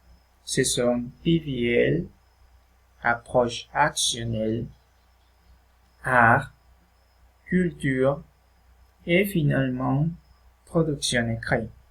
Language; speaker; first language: French; non-native, fluent; Spanish